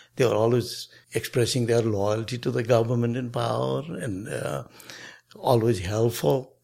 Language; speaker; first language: English; non-native, local second language; Nepali